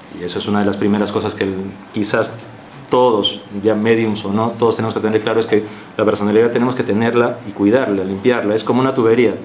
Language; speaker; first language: Spanish; native; Spanish